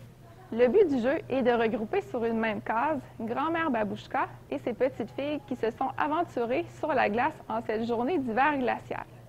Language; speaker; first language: French; native; French